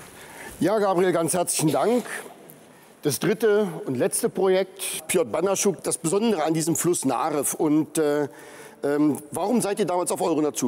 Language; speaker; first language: German; native; German